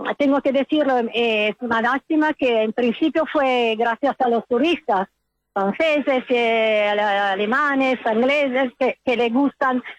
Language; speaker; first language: Spanish; non-native, fluent; Italian